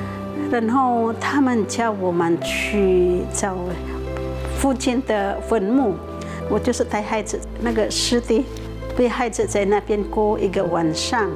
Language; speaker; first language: Chinese; non-native, fluent; Filipino